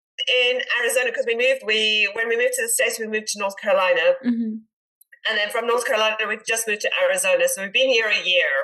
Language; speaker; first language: English; native; English